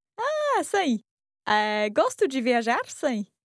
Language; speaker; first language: Portuguese; non-native, learner; English